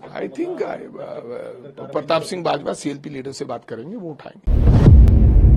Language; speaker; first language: Hindi; non-native, local second language; Punjabi